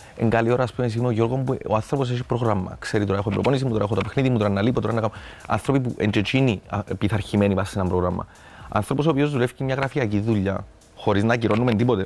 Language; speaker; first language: Greek; native; Greek